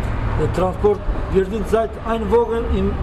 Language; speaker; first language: German; non-native, learner; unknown